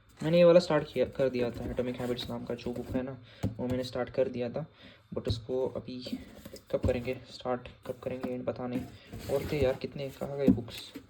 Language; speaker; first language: Hindi; non-native, local second language; Marathi